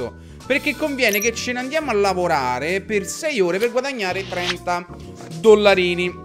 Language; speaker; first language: Italian; native; Italian